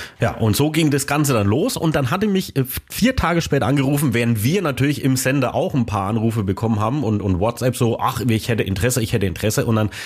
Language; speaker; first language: German; native; German